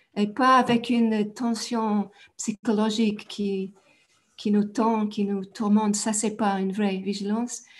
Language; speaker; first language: French; non-native, fluent; English